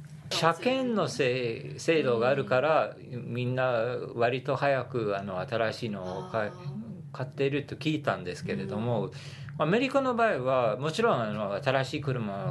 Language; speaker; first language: Japanese; non-native, fluent; English